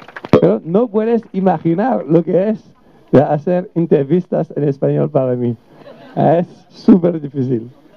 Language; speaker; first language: Spanish; non-native, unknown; French